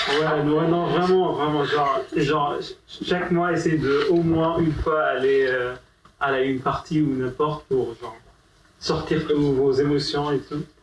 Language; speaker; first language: French; non-native, fluent; Arabic